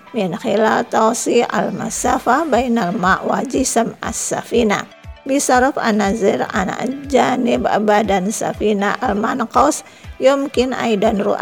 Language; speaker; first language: Arabic; non-native, fluent; Indonesian